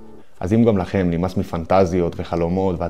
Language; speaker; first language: Hebrew; native; Hebrew